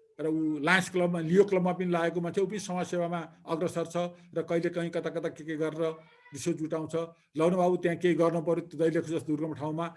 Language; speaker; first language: Nepali; native; Nepali